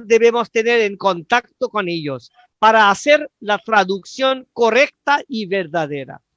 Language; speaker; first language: Spanish; non-native, fluent; Bangla